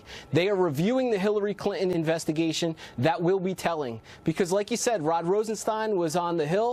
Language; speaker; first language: English; native; English